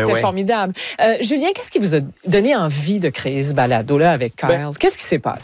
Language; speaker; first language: French; native; French